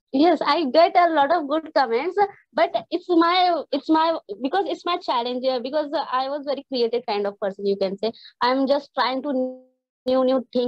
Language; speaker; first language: English; non-native, learner; Hindi